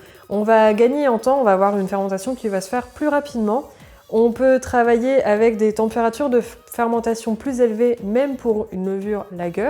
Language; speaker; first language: French; native; French